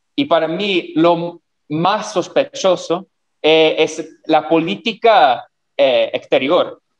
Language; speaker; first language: Spanish; non-native, fluent; English